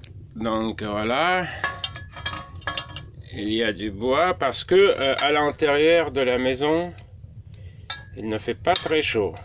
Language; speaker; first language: French; non-native, fluent; Russian